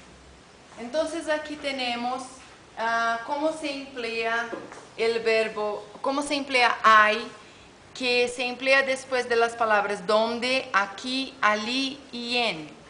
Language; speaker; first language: Spanish; non-native, learner; Portuguese